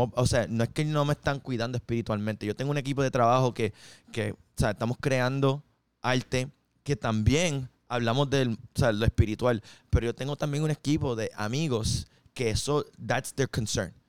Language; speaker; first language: Spanish; early bilingual, heritage; Spanish